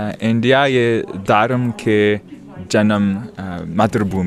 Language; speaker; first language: Hindi; non-native, learner; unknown